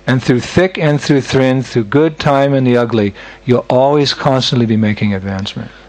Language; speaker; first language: English; native; English